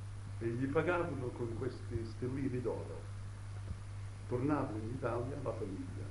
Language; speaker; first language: Italian; early bilingual, heritage; Italian